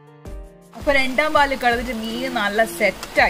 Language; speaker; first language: Malayalam; native; Malayalam